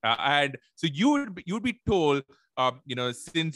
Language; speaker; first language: English; non-native, local second language; Tamil